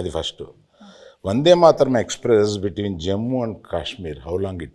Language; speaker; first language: Telugu; native; Telugu